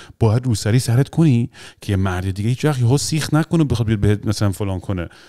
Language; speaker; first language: Persian; early bilingual, heritage; Persian